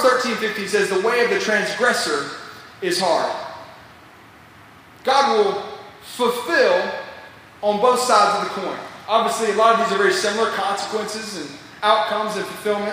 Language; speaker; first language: English; native; English